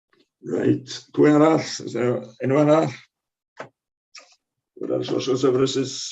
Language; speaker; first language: Welsh; native; Welsh